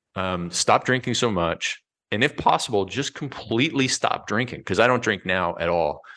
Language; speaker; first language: English; native; English